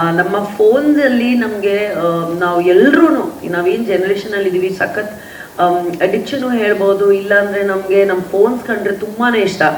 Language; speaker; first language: Kannada; non-native, local second language; Hindi